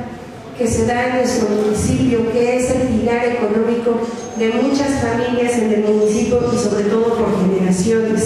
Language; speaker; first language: Spanish; native; Spanish